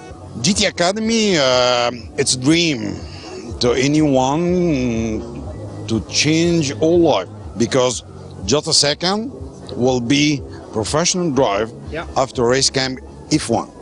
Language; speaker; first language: English; non-native, learner; Arabic